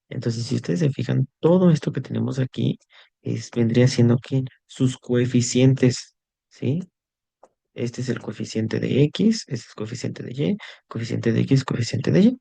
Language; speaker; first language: Spanish; native; Spanish